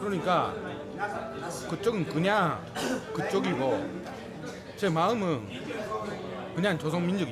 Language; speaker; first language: Korean; early bilingual, heritage; Japanese